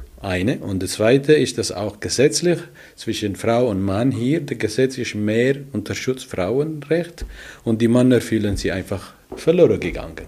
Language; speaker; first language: German; non-native, learner; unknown